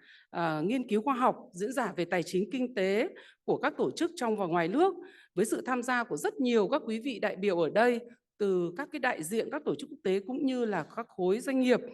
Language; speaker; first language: Vietnamese; native; Vietnamese